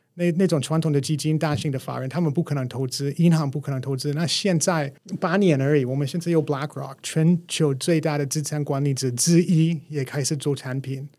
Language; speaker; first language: Chinese; non-native, fluent; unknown